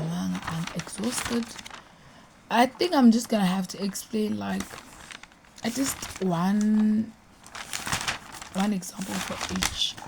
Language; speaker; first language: English; non-native, local second language; Xhosa